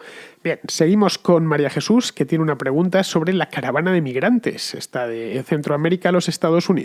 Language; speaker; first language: Spanish; native; Spanish